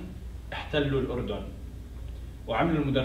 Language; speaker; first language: Arabic; native; Arabic